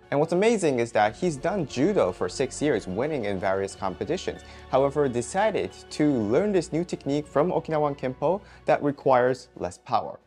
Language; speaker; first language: English; non-native, fluent; Japanese